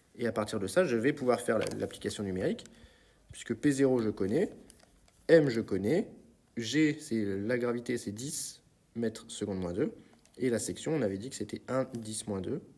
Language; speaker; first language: French; native; French